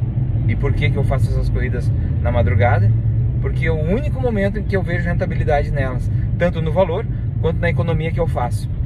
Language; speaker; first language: Portuguese; native; Portuguese